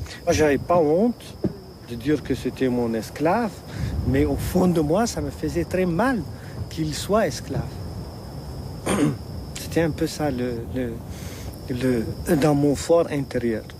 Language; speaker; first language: French; non-native, local second language; Arabic